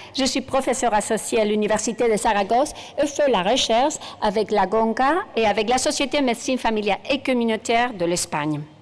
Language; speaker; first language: French; non-native, fluent; Spanish